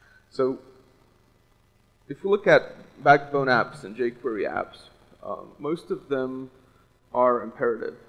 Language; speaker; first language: English; non-native, fluent; Russian